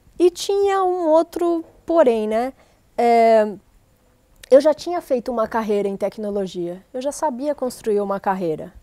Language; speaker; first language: Portuguese; native; Portuguese